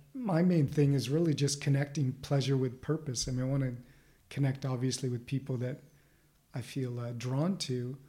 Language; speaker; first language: English; native; English